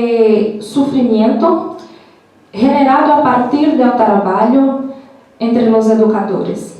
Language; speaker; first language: Spanish; non-native, learner; Portuguese